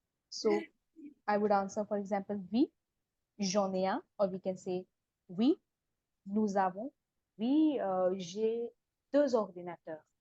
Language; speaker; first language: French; non-native, fluent; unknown